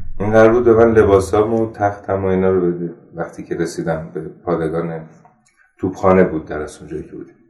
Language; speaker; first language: Persian; non-native, local second language; Armenian